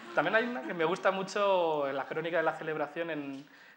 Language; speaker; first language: Spanish; native; Spanish